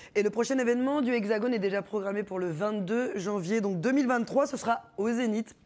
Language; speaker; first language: French; native; French